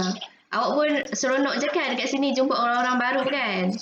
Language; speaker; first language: Malay; native; Malay